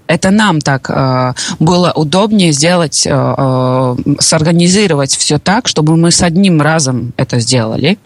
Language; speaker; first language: Russian; non-native, local second language; Latvian